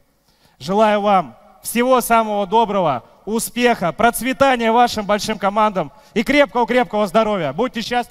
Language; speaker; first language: Russian; native; Russian